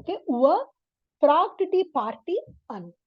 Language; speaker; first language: German; non-native, learner; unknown